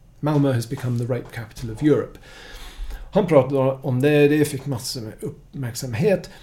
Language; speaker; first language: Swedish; non-native, fluent; English